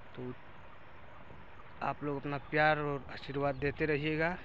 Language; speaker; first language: Hindi; native; Hindi